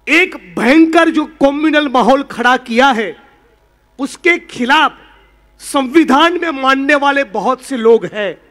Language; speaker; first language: Hindi; non-native, local second language; Gujarati